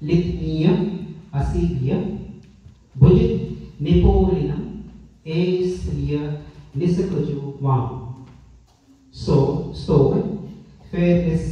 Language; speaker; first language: Russian; non-native, learner; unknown